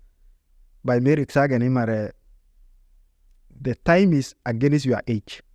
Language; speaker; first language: German; non-native, learner; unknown